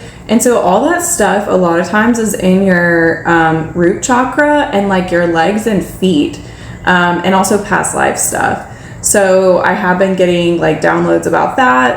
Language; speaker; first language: English; native; English